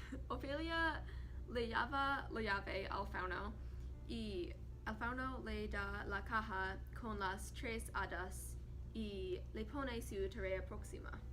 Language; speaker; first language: Spanish; non-native, learner; English